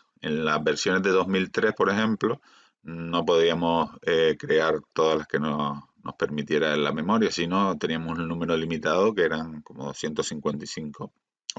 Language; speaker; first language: Spanish; native; Spanish